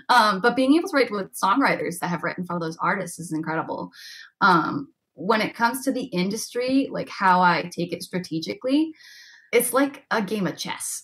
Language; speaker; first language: English; native; English